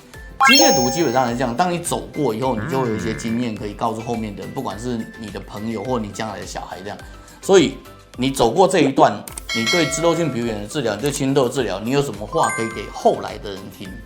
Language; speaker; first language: Chinese; native; Chinese